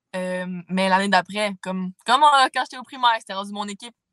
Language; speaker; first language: French; native; French